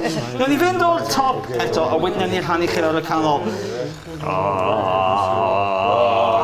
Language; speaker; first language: Welsh; non-native, fluent; English